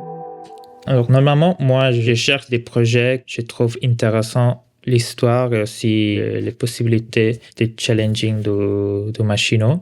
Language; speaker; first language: French; non-native, local second language; Italian